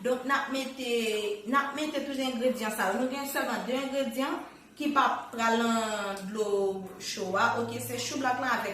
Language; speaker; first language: French; non-native, learner; Haitian Creole